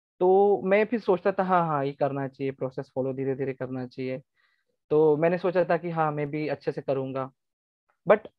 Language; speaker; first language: Hindi; non-native, local second language; Gujarati